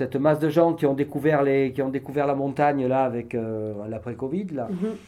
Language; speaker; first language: French; native; French